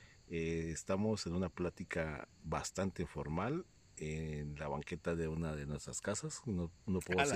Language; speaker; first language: Spanish; native; Spanish